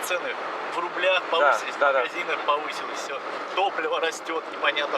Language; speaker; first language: Russian; native; Russian